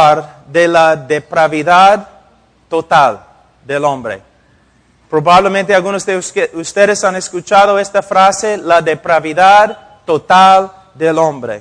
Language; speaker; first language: Spanish; non-native, fluent; English